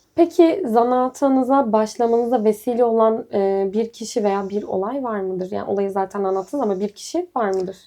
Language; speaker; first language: Turkish; native; Turkish